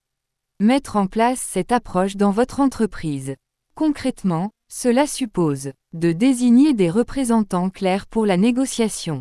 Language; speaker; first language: French; native; French